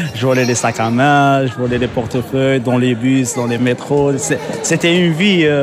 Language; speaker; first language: French; non-native, local second language; Arabic